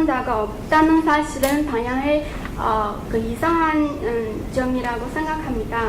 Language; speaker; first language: Korean; non-native, fluent; Chinese